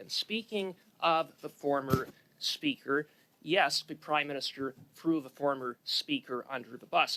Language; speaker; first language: English; native; English